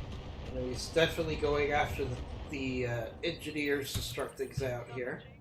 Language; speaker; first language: English; native; English